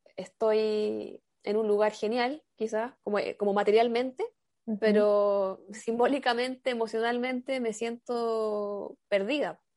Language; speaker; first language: Spanish; native; Spanish